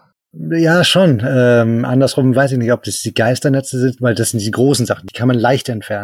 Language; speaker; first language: German; native; German